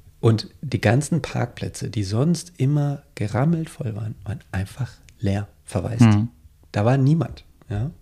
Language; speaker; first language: German; native; German